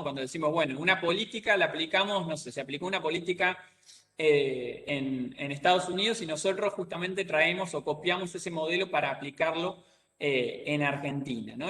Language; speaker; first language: Spanish; native; Spanish